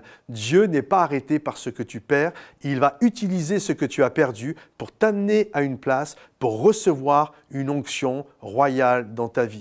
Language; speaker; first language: French; native; French